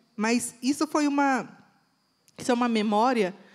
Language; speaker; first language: Portuguese; native; Portuguese